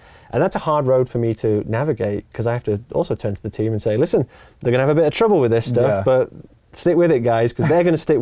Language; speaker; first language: English; native; English